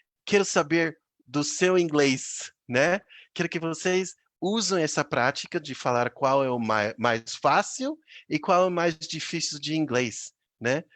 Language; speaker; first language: Portuguese; non-native, fluent; English